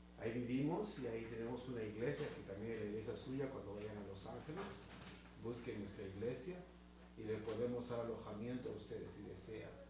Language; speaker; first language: Spanish; native; Spanish